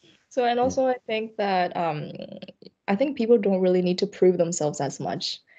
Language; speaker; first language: English; early bilingual, other home language; Chinese